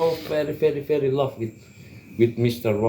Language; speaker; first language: English; non-native, learner; Indonesian